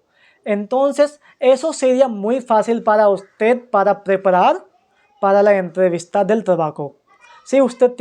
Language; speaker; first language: Spanish; non-native, fluent; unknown